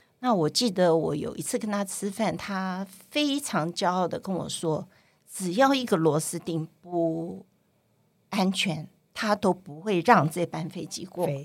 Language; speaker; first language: Chinese; non-native, local second language; Cantonese